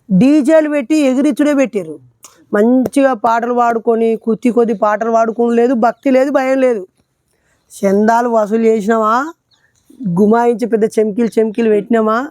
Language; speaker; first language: Telugu; native; Telugu